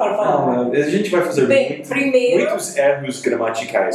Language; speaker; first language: Portuguese; non-native, fluent; English